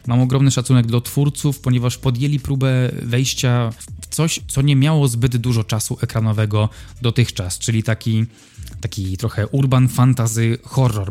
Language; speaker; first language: Polish; native; Polish